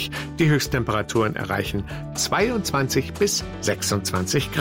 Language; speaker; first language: German; native; German